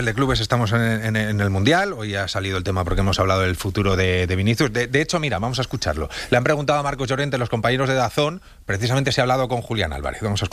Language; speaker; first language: Spanish; native; Spanish